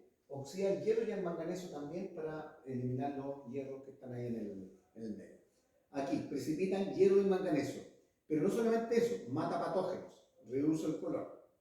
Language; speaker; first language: Spanish; native; Spanish